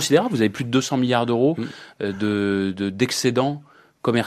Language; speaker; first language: French; native; French